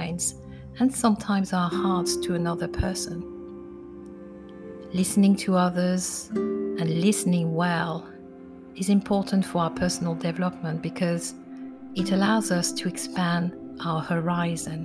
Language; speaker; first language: English; non-native, fluent; French